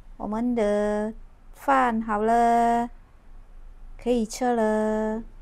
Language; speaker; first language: Chinese; non-native, learner; Indonesian